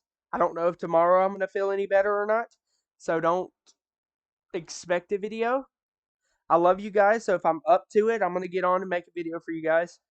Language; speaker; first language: English; native; English